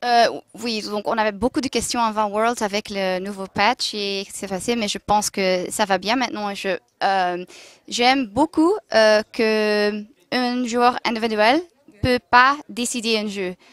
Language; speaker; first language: French; non-native, local second language; Dutch